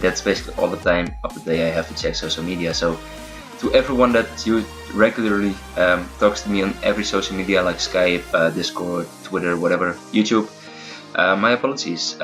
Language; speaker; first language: English; non-native, fluent; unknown